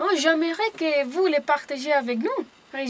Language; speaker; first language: French; non-native, learner; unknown